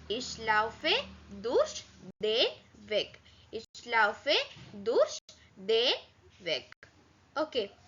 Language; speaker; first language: German; non-native, learner; Malayalam